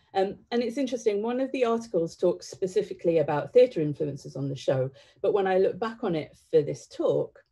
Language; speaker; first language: English; native; English